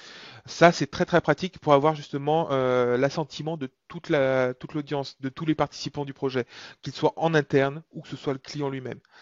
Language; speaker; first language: French; native; French